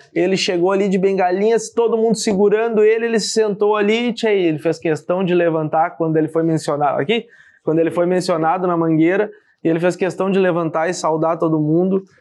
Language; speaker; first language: Portuguese; native; Portuguese